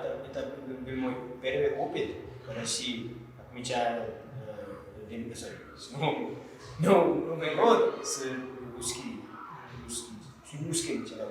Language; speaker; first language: Russian; non-native, learner; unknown